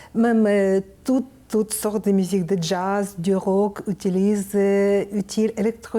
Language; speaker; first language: French; non-native, learner; Ukrainian